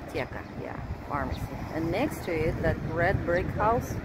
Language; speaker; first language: English; non-native, fluent; Russian